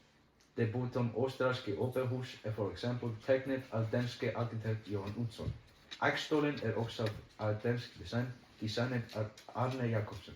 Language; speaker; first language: Danish; non-native, learner; Icelandic